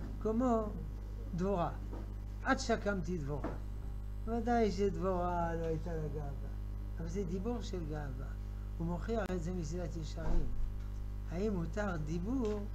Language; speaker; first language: Hebrew; non-native, fluent; French